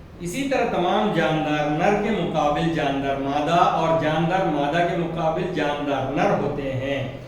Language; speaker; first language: Urdu; native; Urdu